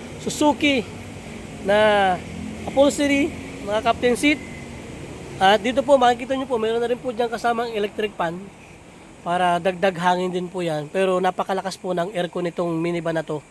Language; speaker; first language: Filipino; non-native, local second language; Bikol